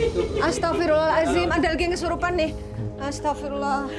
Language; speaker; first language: Indonesian; native; Indonesian